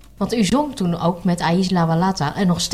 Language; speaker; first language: Dutch; native; Dutch